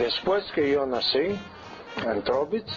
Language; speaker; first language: Spanish; non-native, fluent; Greek